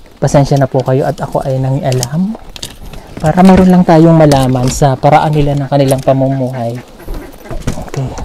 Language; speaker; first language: Filipino; non-native, local second language; Cebuano